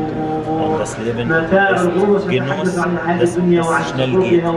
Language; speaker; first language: German; non-native, fluent; Arabic